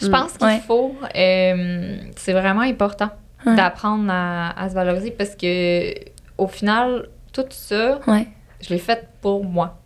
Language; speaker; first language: French; native; French